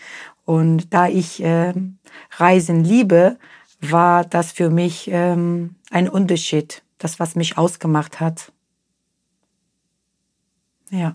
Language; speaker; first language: German; non-native, fluent; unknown